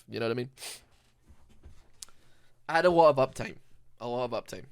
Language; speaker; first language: English; native; English